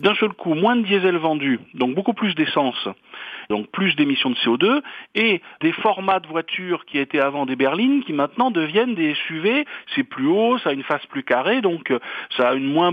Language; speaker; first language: French; native; French